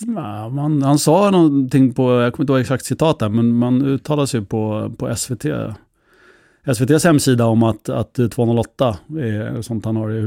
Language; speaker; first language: Swedish; native; Swedish